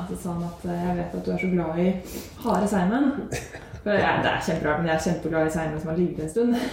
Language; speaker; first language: Norwegian; native; Norwegian